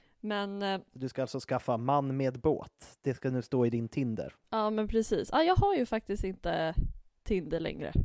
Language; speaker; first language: Swedish; native; Swedish